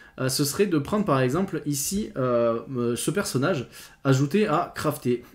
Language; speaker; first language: French; native; French